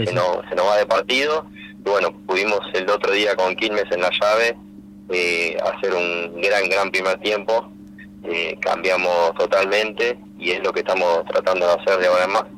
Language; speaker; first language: Spanish; native; Spanish